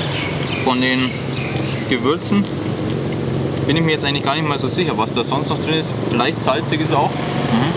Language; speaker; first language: German; native; German